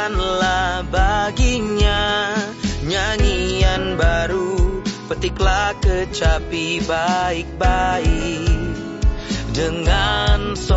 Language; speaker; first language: Indonesian; native; Indonesian